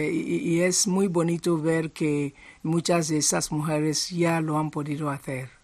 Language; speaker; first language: Spanish; non-native, fluent; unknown